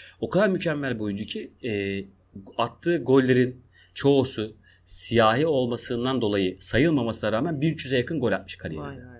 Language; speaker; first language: Turkish; non-native, local second language; Kurdish